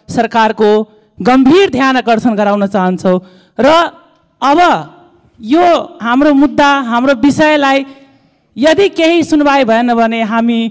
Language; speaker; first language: Nepali; non-native, local second language; Dangaura Tharu